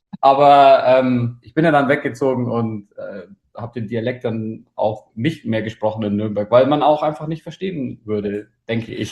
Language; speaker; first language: German; native; German